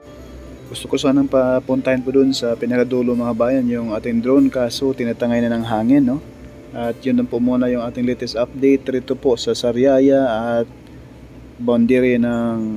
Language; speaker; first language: Filipino; native; Filipino